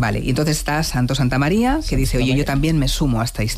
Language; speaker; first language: Spanish; native; Spanish